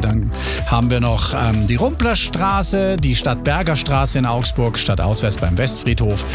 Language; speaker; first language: German; native; German